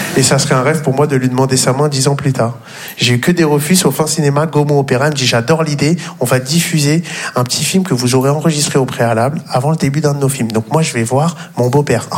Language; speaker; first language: French; native; French